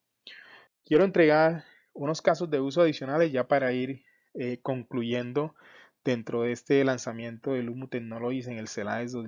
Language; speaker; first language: Spanish; native; Spanish